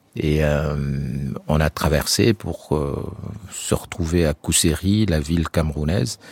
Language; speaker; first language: French; non-native, local second language; Arabic